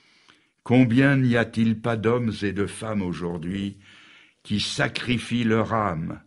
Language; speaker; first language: French; native; French